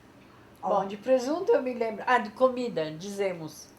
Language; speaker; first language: Portuguese; non-native, fluent; Polish